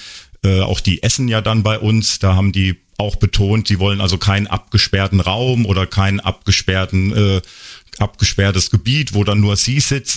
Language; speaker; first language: German; native; German